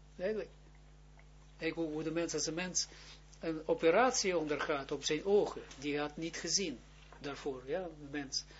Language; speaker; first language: Dutch; non-native, fluent; Hebrew